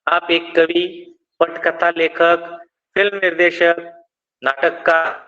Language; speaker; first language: Hindi; non-native, local second language; Marathi